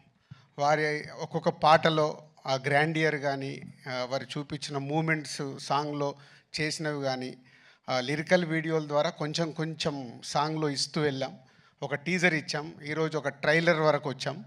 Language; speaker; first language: Telugu; native; Telugu